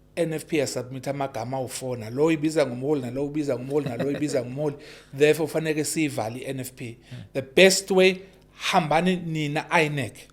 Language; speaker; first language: Zulu; non-native, local second language; English